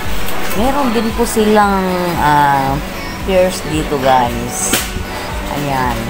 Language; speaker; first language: Filipino; native; Filipino